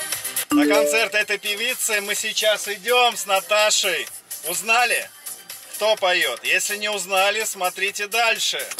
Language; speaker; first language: Russian; native; Russian